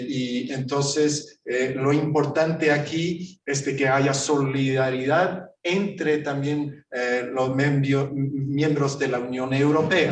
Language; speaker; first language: Spanish; non-native, fluent; Swedish